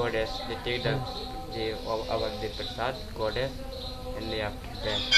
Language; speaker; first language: English; non-native, learner; Hindi